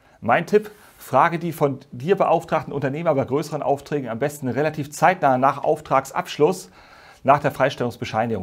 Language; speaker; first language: German; native; German